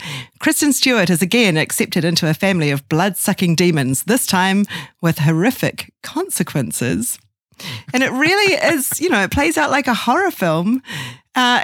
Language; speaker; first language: English; native; English